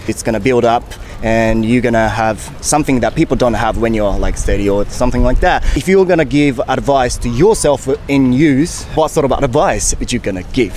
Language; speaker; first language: English; non-native, fluent; Japanese